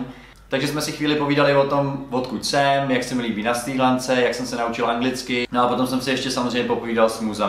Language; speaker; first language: Czech; native; Czech